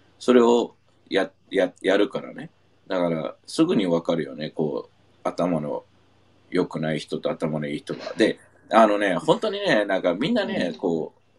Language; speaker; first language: Japanese; non-native, fluent; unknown